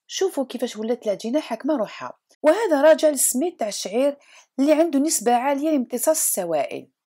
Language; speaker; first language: Arabic; non-native, local second language; Kabyle